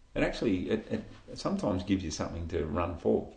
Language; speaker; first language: English; native; English